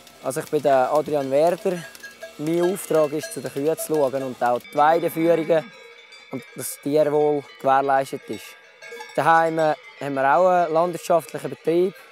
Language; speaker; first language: German; native; German